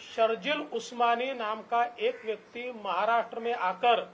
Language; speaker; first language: Hindi; non-native, local second language; Marathi